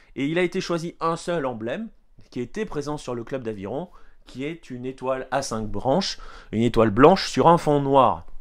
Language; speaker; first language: French; native; French